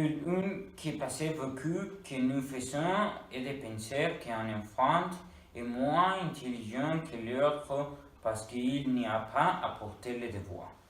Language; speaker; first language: French; non-native, learner; Spanish